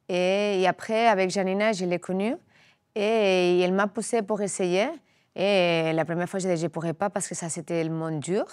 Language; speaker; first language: French; non-native, learner; Spanish